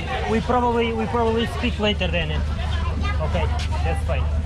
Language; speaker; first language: English; non-native, learner; Portuguese